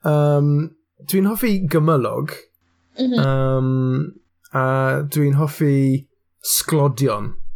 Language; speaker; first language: Welsh; non-native, local second language; English